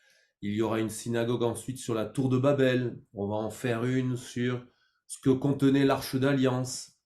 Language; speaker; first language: French; native; French